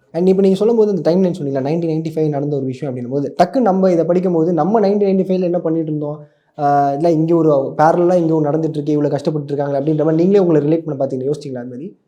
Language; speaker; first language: Tamil; native; Tamil